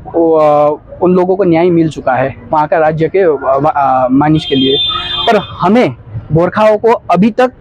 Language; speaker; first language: Hindi; non-native, local second language; Nepali